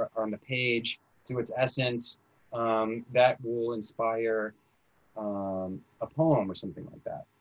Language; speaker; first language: English; native; English